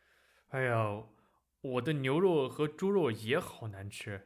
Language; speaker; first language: Chinese; non-native, learner; English